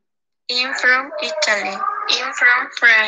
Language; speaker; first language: English; non-native, learner; Spanish